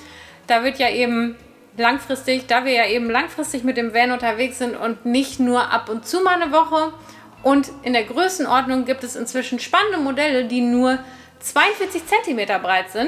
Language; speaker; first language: German; native; German